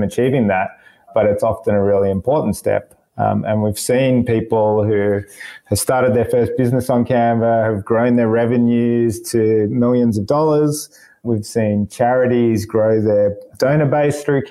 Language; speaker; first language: English; native; English